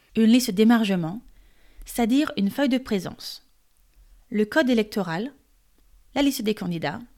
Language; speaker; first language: French; native; French